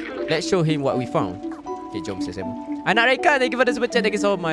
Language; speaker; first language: English; non-native, local second language; Malay